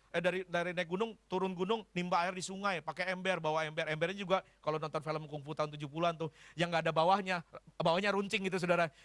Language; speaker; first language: Indonesian; native; Indonesian